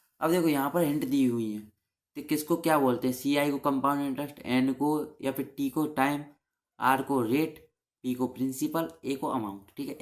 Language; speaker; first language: Hindi; native; Hindi